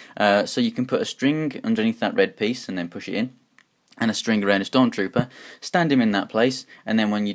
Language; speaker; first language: English; native; English